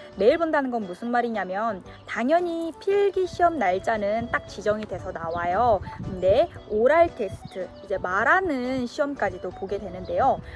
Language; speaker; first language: Korean; early bilingual, heritage; Korean